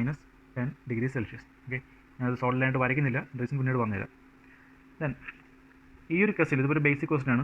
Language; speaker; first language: Malayalam; native; Malayalam